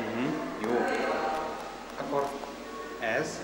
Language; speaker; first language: Hungarian; non-native, learner; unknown